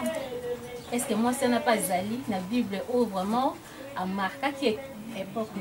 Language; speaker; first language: French; non-native, local second language; Lingala